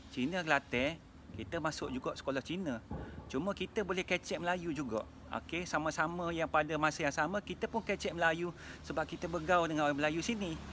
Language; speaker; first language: Malay; non-native, local second language; Min Nan Chinese